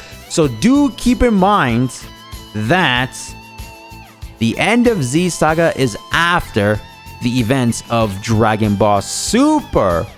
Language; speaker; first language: English; native; English